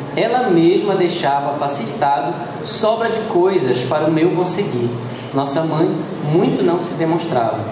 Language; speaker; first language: Portuguese; native; Portuguese